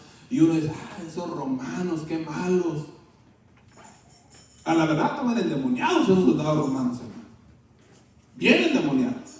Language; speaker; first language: Spanish; native; Spanish